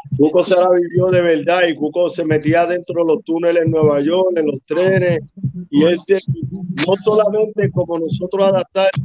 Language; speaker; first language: Spanish; early bilingual, heritage; Spanish